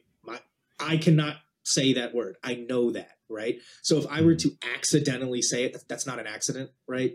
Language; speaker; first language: English; native; English